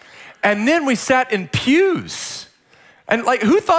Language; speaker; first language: English; native; English